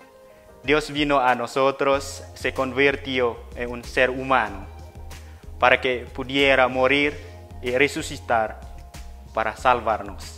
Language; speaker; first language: Spanish; non-native, fluent; Indonesian